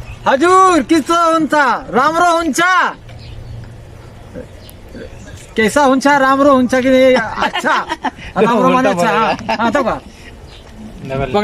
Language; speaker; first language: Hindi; non-native, learner; Nepali